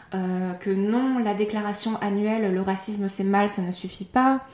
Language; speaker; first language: French; native; French